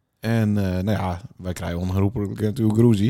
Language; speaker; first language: Dutch; native; Dutch